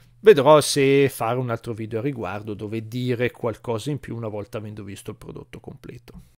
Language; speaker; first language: Italian; native; Italian